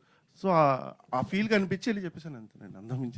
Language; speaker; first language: Telugu; native; Telugu